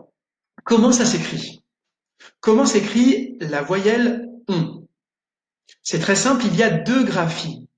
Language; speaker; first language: French; native; French